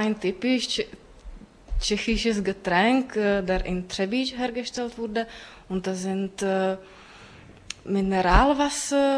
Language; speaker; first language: German; non-native, fluent; Czech